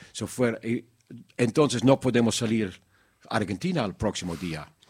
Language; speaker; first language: Spanish; non-native, learner; Dutch